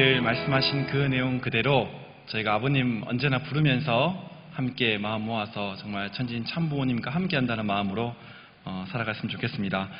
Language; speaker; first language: Korean; native; Korean